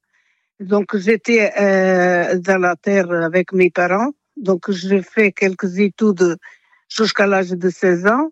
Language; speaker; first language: French; non-native, fluent; Portuguese